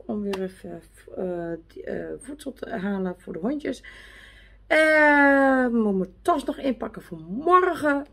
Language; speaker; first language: Dutch; native; Dutch